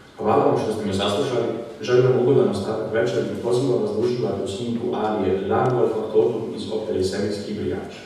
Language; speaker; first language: Bosnian; native; Bosnian